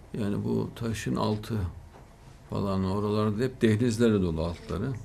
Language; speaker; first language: Turkish; native; Turkish